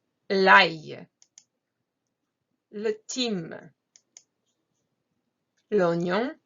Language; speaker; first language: French; non-native, fluent; Croatian